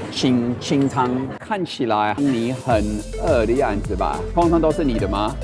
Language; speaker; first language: Chinese; non-native, fluent; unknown